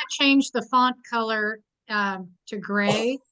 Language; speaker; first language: English; native; English